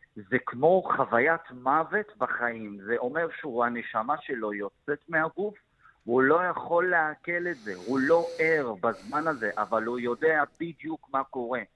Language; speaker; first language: Hebrew; non-native, local second language; Arabic